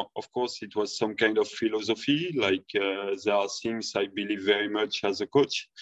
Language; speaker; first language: English; non-native, fluent; French